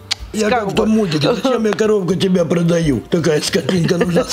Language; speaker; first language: Russian; native; Russian